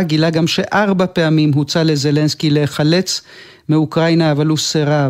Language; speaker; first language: Hebrew; native; Hebrew